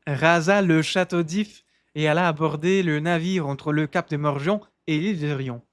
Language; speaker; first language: French; non-native, learner; Portuguese